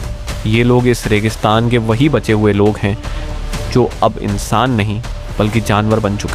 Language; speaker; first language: Hindi; native; Hindi